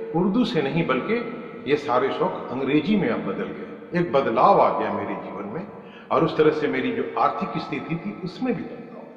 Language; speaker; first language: Hindi; non-native, local second language; Urdu